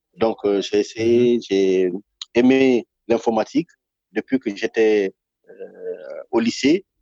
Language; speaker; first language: French; non-native, local second language; Fula